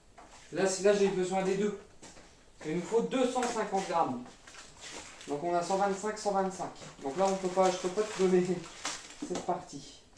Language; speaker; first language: French; native; French